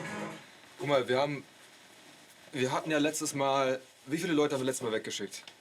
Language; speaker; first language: German; native; German